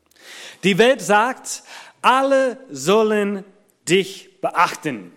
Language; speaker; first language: German; non-native, fluent; English